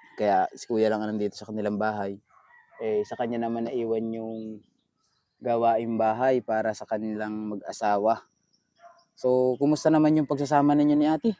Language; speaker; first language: Filipino; native; Filipino